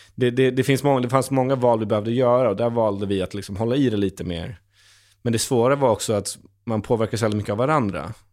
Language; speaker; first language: Swedish; native; Swedish